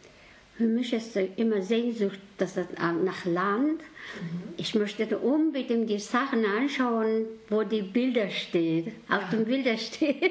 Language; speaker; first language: German; non-native, learner; Mongolian